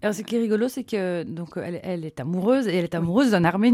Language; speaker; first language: French; native; French